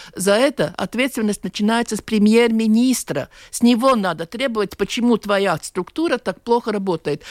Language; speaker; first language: Russian; non-native, local second language; Latvian